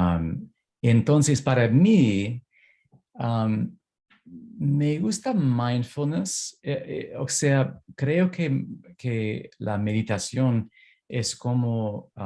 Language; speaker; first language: Spanish; non-native, fluent; English